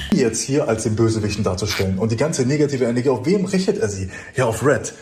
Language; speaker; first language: German; early bilingual, other home language; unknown